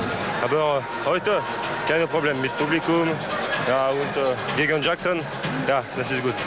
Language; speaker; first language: German; non-native, learner; French